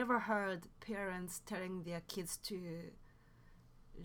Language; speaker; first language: English; non-native, fluent; Japanese